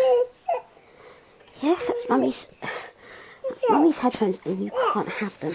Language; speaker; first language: English; native; English